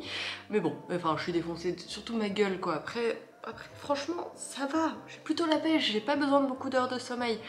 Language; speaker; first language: French; native; French